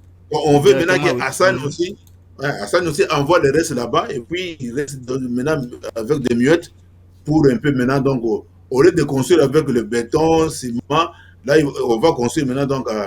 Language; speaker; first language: French; non-native, local second language; Lingala